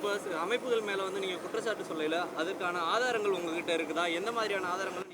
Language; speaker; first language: Tamil; native; Tamil